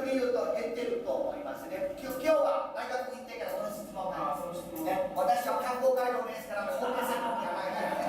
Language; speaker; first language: Japanese; non-native, fluent; Chinese